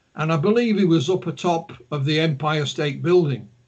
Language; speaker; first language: English; native; English